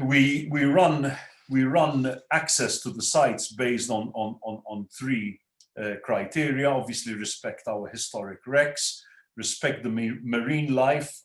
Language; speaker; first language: English; non-native, local second language; Maltese